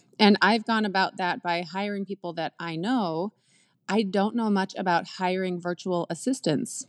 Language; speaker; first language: English; native; English